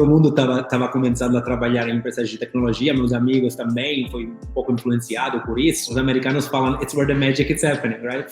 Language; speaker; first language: Portuguese; non-native, fluent; Italian